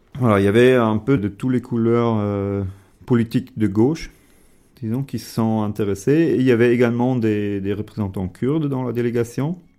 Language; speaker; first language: French; non-native, fluent; German